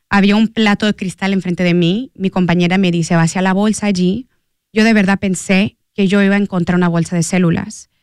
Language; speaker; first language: Spanish; early bilingual, heritage; Spanish